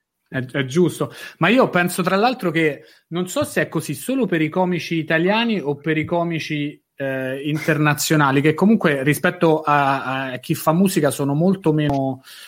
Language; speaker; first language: Italian; native; Italian